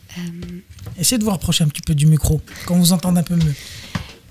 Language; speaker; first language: French; native; French